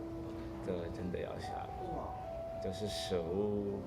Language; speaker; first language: Chinese; non-native, learner; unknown